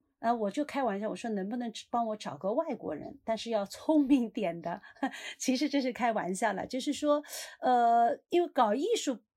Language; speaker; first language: Chinese; native; Chinese